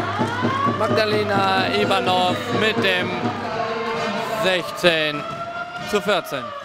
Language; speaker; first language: German; native; German